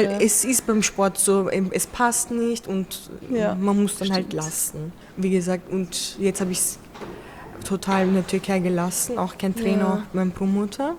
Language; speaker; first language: German; early bilingual, other home language; Turkish